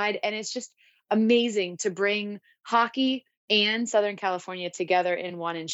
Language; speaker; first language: English; native; English